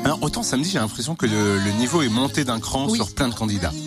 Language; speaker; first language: French; native; French